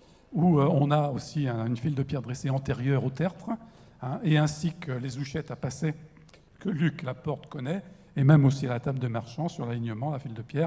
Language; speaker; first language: French; native; French